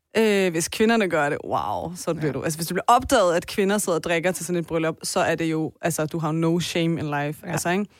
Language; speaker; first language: Danish; early bilingual, other home language; Persian